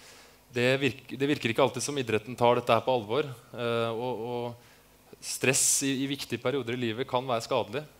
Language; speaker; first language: Norwegian; native; Norwegian